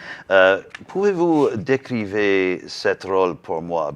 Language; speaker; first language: French; non-native, learner; English